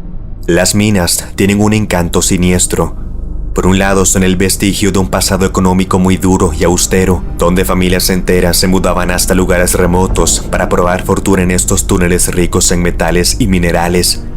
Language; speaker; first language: Spanish; native; Spanish